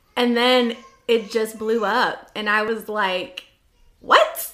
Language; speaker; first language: English; native; English